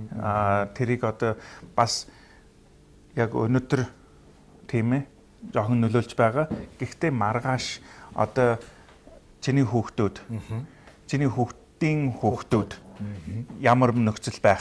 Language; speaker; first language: Mongolian; non-native, fluent; English